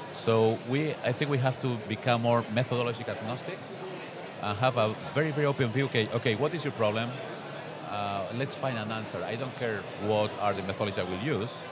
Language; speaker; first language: English; non-native, fluent; Spanish